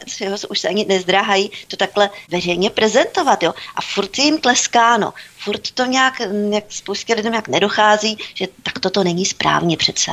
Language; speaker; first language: Czech; native; Czech